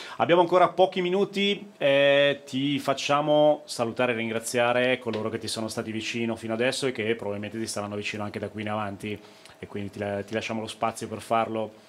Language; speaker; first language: Italian; native; Italian